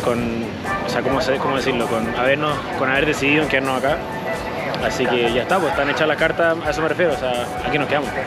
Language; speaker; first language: Spanish; native; Spanish